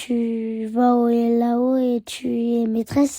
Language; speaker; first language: French; early bilingual, other home language; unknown